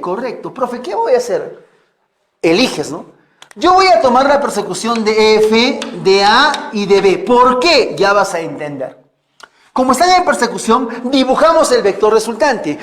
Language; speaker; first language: Spanish; native; Spanish